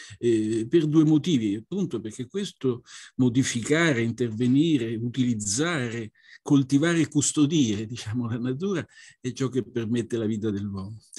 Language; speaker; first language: Italian; native; Italian